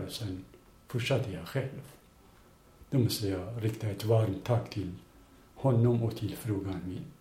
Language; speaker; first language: Swedish; non-native, fluent; Kurdish